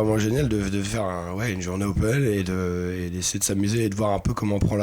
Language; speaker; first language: French; native; French